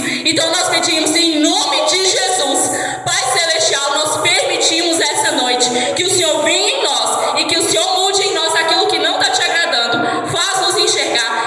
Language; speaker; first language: Portuguese; native; Portuguese